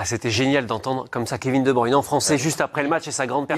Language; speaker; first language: French; native; French